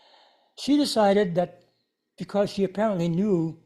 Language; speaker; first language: English; native; English